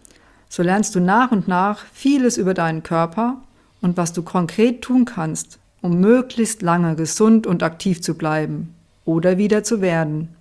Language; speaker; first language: German; native; German